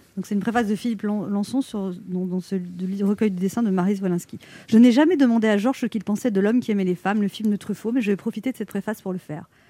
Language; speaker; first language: French; native; French